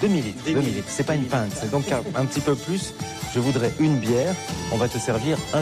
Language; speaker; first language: French; native; French